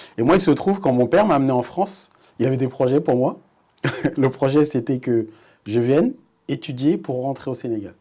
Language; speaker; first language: French; early bilingual, other home language; Wolof